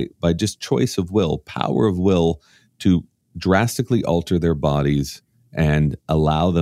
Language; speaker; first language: English; native; English